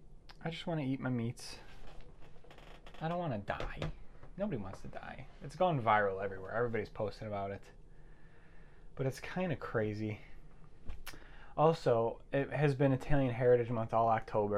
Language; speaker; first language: English; native; English